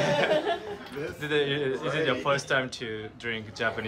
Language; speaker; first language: English; non-native, learner; Japanese